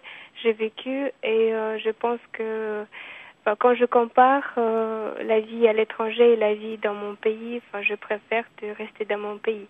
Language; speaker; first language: French; non-native, fluent; Kyrgyz